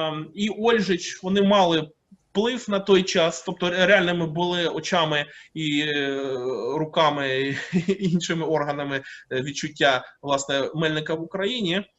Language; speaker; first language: Ukrainian; native; Ukrainian